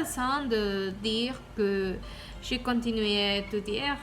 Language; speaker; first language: French; non-native, learner; Spanish